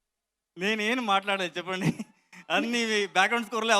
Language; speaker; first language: Telugu; non-native, learner; Kannada